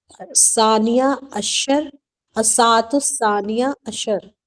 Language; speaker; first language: Arabic; non-native, learner; Hindi